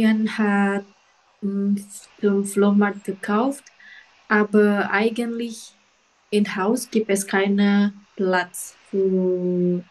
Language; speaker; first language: German; non-native, learner; Indonesian